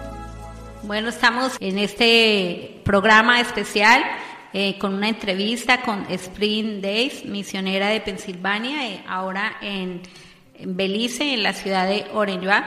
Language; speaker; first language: Spanish; native; Spanish